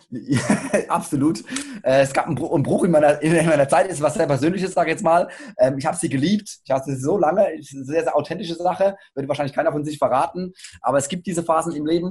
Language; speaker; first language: German; native; German